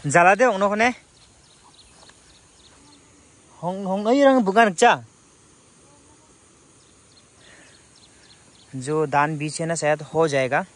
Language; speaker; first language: Hindi; non-native, local second language; Garo